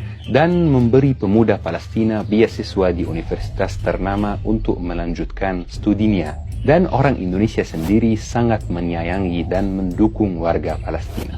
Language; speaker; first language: Indonesian; non-native, fluent; Arabic